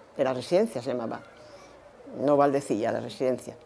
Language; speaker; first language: Spanish; native; Spanish